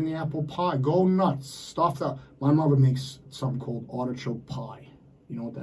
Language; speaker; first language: English; native; English